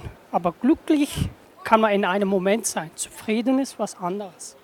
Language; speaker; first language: German; non-native, learner; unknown